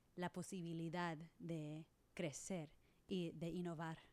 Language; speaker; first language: Spanish; non-native, learner; English